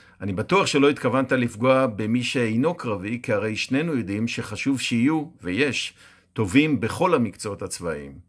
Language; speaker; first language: Hebrew; native; Hebrew